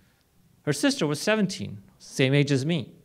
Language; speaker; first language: English; non-native, local second language; Hindi